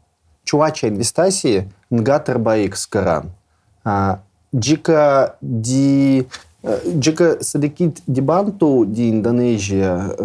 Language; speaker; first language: Indonesian; non-native, learner; Russian